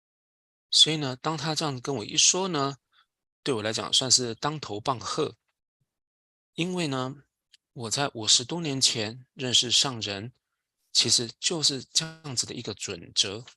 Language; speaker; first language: Chinese; native; Chinese